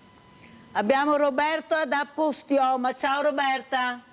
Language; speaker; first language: Italian; native; Italian